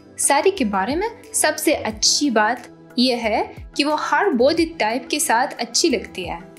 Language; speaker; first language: Hindi; non-native, fluent; Ukrainian